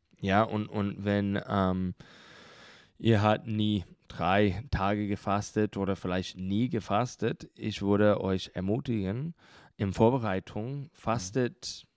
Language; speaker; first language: German; non-native, learner; English